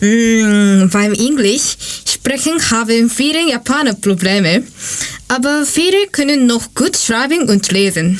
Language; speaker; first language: German; non-native, fluent; Japanese